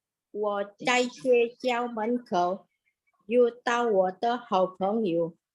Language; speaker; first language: Chinese; non-native, learner; Indonesian